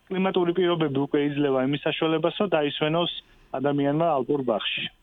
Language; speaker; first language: Georgian; native; Georgian